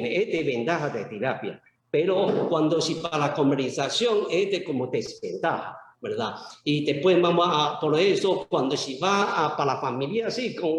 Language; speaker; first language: Spanish; non-native, learner; Chinese